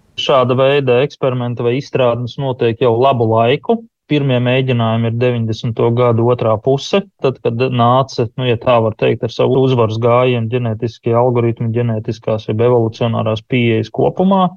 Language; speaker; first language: Latvian; native; Latvian